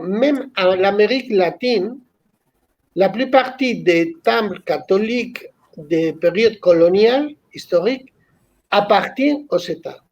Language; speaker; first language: French; non-native, fluent; Spanish